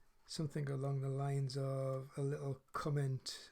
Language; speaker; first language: English; native; English